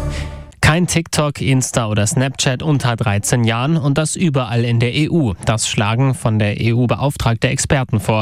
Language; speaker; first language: German; native; German